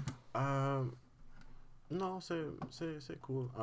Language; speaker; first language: French; non-native, learner; English